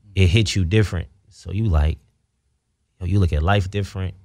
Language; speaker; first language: English; native; English